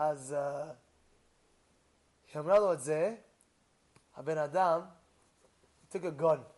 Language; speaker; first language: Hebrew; non-native, fluent; English